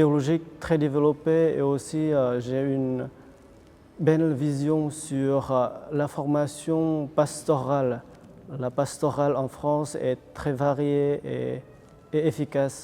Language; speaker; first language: French; non-native, fluent; Vietnamese